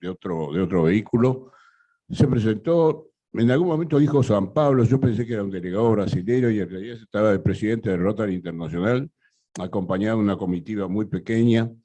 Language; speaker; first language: Spanish; native; Spanish